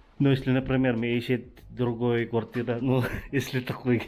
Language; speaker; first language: Russian; non-native, learner; Filipino